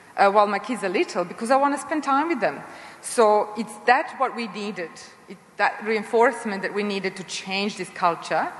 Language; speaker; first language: English; non-native, fluent; Serbian